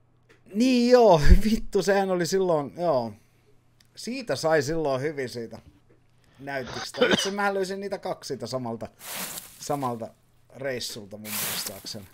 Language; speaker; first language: Finnish; native; Finnish